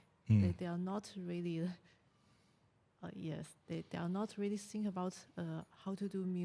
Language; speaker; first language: English; non-native, learner; Chinese